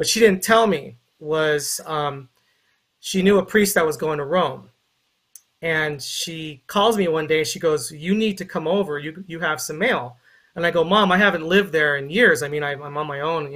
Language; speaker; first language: English; native; English